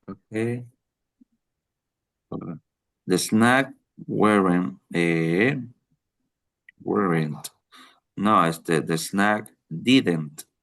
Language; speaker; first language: English; non-native, learner; Spanish